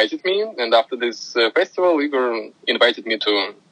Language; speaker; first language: English; non-native, fluent; Russian